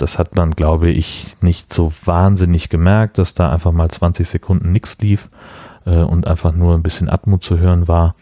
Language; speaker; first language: German; native; German